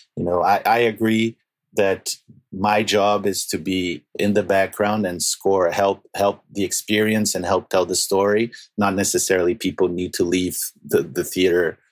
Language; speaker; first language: English; non-native, fluent; Portuguese